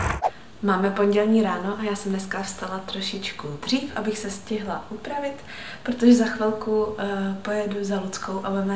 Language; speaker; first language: Czech; native; Czech